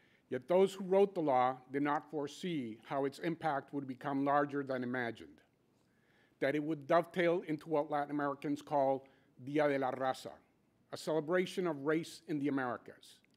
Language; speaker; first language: English; native; English